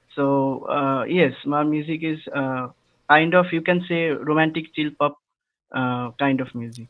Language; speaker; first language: English; non-native, local second language; Bangla